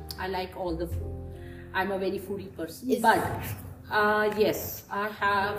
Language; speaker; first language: English; non-native, local second language; Urdu